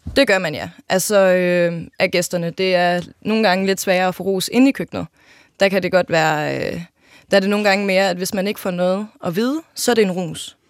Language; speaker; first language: Danish; native; Danish